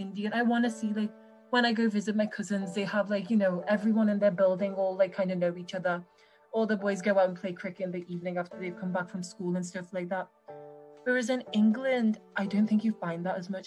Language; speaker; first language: English; native; English